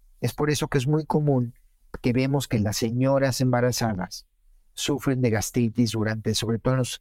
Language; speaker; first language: Spanish; native; Spanish